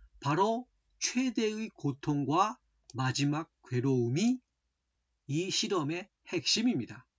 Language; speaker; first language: Korean; native; Korean